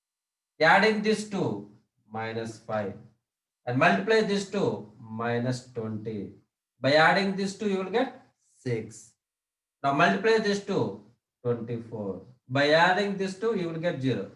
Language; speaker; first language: English; non-native, local second language; Telugu